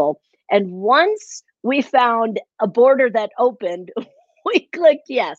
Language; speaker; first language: English; native; English